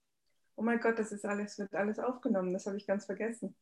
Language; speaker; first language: German; native; German